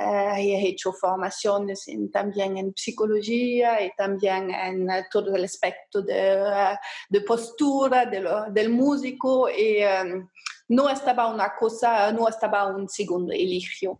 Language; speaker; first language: Spanish; non-native, fluent; German